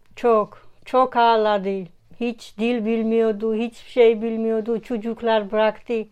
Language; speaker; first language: Turkish; non-native, learner; Georgian